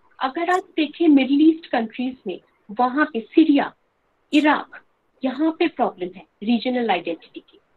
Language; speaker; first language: Hindi; non-native, local second language; Bangla